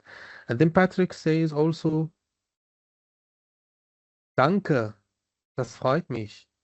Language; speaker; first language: German; non-native, fluent; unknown